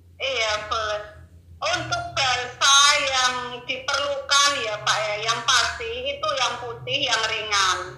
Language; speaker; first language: Indonesian; non-native, local second language; Javanese